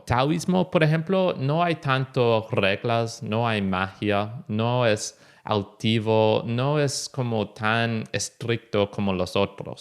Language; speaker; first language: Spanish; non-native, fluent; English